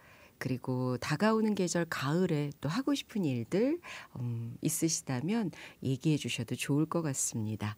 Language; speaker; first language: Korean; native; Korean